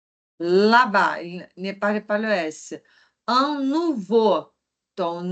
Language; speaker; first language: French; non-native, fluent; Portuguese